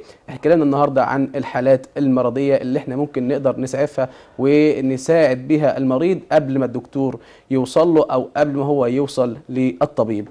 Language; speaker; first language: Arabic; native; Arabic